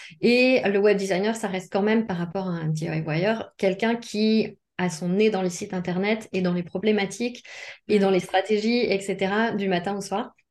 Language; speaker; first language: French; native; French